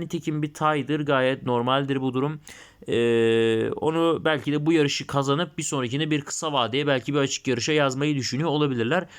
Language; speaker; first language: Turkish; native; Turkish